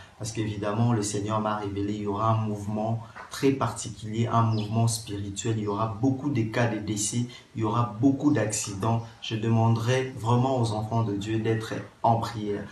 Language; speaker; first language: French; non-native, local second language; Lingala